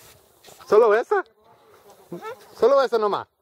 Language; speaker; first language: Spanish; non-native, learner; English